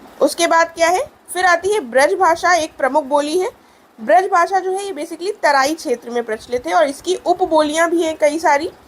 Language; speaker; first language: Hindi; native; Hindi